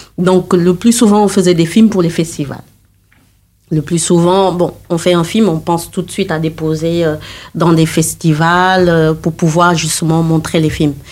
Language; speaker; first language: French; non-native, local second language; Wolof